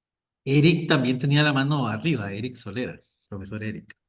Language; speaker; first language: Spanish; native; Spanish